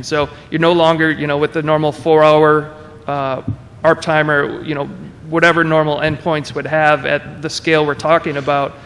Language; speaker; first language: English; native; English